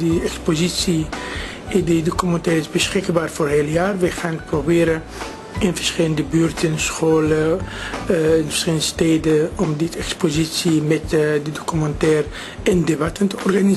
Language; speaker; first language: Dutch; non-native, fluent; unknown